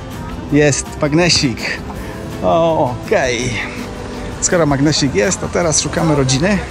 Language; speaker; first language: Polish; native; Polish